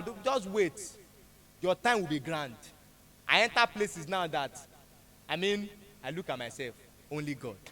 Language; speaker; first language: English; non-native, local second language; Yoruba